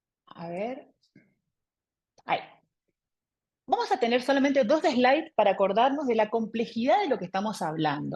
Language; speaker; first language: Spanish; native; Spanish